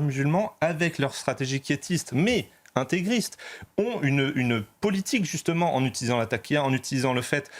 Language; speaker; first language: French; native; French